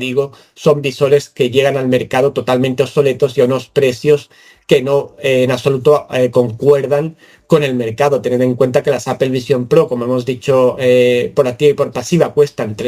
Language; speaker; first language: Spanish; native; Spanish